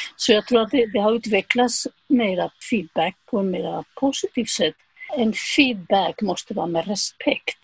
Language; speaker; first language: Swedish; non-native, fluent; Spanish